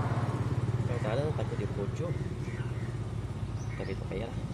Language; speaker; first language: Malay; non-native, local second language; Chinese